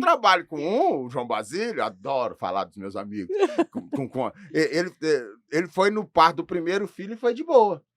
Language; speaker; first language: Portuguese; native; Portuguese